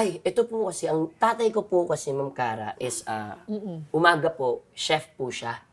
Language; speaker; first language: Filipino; non-native, local second language; Cebuano